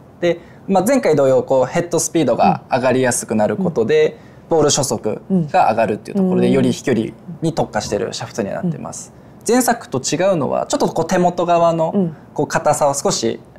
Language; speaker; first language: Japanese; native; Japanese